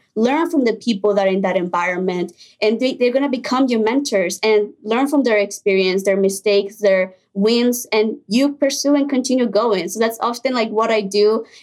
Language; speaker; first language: English; early bilingual, other home language; Spanish